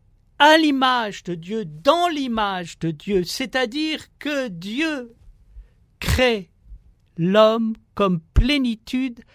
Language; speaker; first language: French; native; French